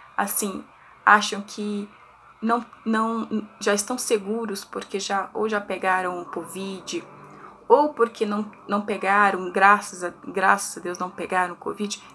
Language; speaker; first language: Portuguese; native; Portuguese